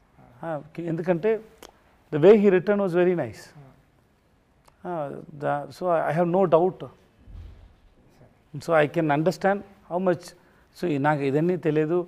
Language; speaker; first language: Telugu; non-native, learner; Tamil